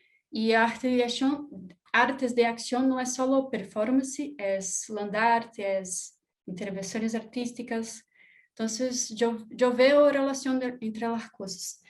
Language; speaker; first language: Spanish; non-native, learner; Portuguese